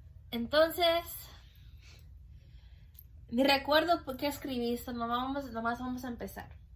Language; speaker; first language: Spanish; early bilingual, heritage; Spanish